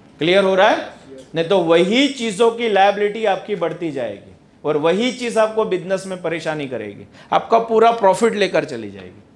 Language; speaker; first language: Hindi; non-native, local second language; Gujarati